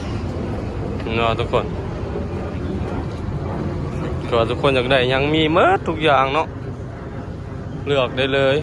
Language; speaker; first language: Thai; non-native, local second language; Northeastern Thai